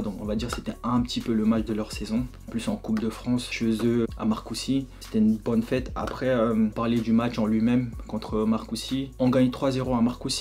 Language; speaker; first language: French; native; French